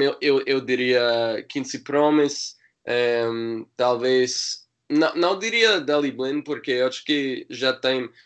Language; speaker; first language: Portuguese; non-native, learner; English